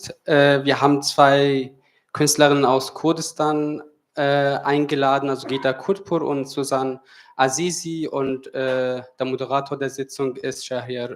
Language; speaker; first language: German; non-native, fluent; Kurdish